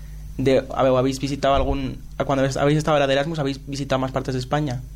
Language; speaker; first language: Spanish; native; Spanish